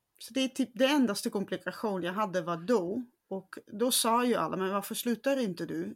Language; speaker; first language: Swedish; non-native, fluent; Dutch